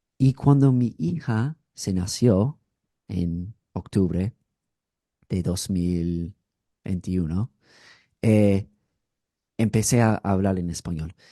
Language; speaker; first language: Spanish; non-native, fluent; English